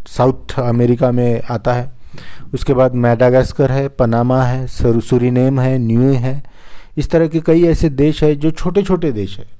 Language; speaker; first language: Hindi; non-native, local second language; Marathi